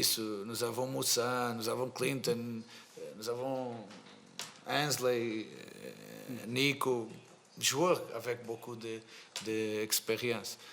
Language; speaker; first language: French; non-native, fluent; Portuguese